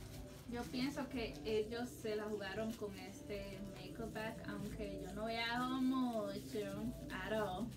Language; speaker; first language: Spanish; early bilingual, heritage; Spanish